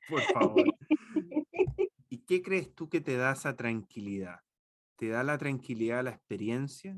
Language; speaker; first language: Spanish; native; Spanish